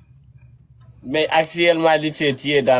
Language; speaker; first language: French; non-native, local second language; Bambara